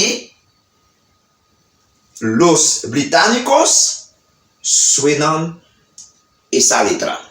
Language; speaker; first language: Spanish; non-native, learner; Haitian Creole